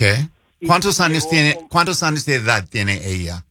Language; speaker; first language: Spanish; non-native, fluent; English